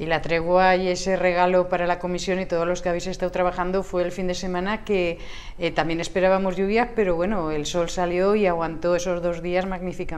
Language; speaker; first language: Spanish; native; Spanish